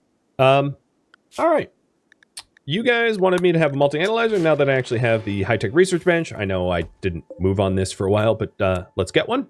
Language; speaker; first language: English; native; English